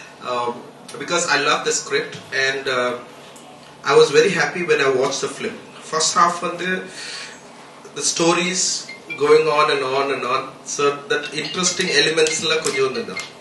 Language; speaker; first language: English; non-native, local second language; Tamil